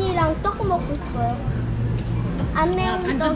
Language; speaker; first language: Korean; early bilingual, heritage; Korean